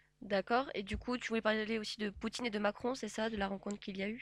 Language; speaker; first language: French; native; French